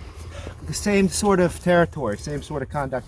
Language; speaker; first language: English; native; English